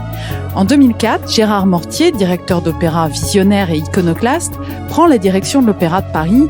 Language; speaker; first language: French; native; French